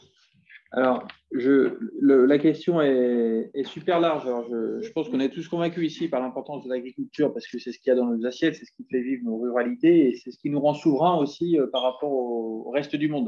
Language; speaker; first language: French; native; French